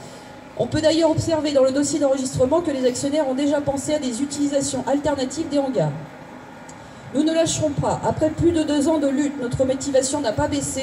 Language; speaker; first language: French; native; French